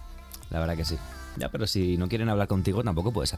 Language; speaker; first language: Spanish; native; Spanish